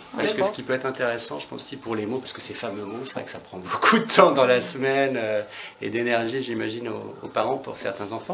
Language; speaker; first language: French; native; French